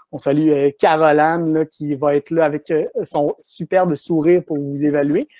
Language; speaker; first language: French; native; French